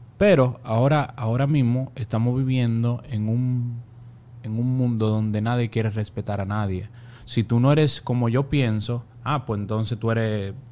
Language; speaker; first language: Spanish; native; Spanish